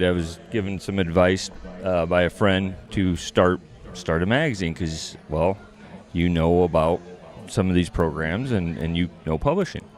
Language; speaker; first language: English; native; English